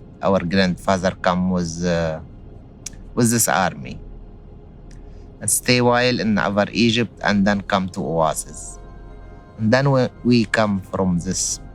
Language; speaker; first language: English; non-native, learner; Arabic